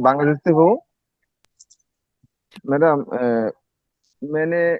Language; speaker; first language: Hindi; non-native, fluent; Bangla